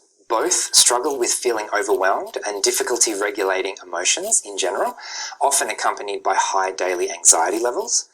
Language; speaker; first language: English; native; English